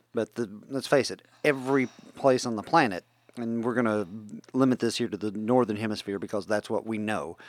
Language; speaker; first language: English; native; English